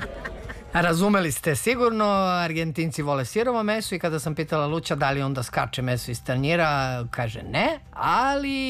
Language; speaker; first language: Serbian; native; Serbian